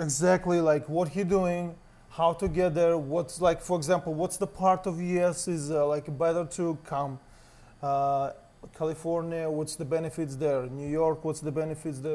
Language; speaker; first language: English; non-native, learner; Russian